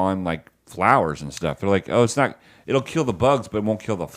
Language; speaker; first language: English; native; English